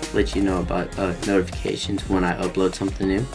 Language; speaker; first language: English; native; English